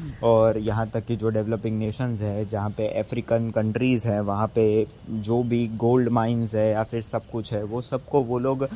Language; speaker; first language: Hindi; native; Hindi